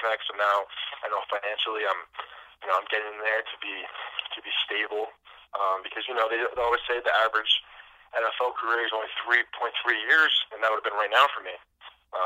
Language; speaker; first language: English; native; English